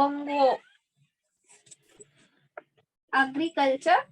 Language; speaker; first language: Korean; non-native, learner; Hindi